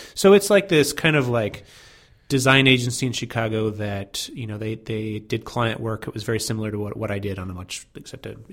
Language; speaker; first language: English; native; English